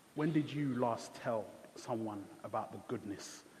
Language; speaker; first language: English; early bilingual, other home language; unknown